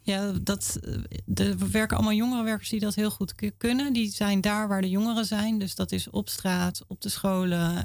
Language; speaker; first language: Dutch; native; Dutch